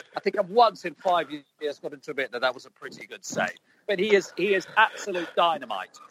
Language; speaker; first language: English; native; English